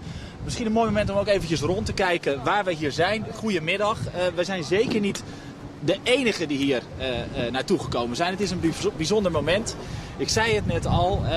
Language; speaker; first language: Dutch; native; Dutch